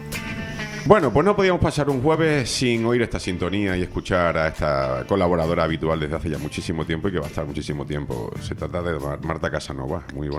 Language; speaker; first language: Spanish; native; Spanish